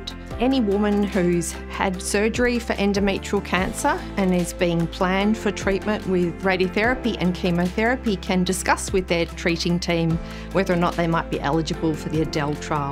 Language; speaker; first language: English; native; English